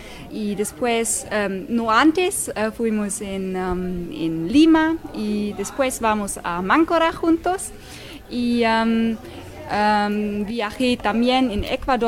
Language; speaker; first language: Spanish; non-native, learner; German